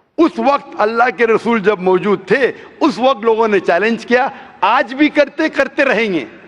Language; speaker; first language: Hindi; non-native, local second language; Konkani